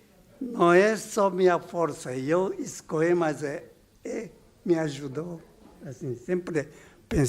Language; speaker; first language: Portuguese; non-native, learner; Japanese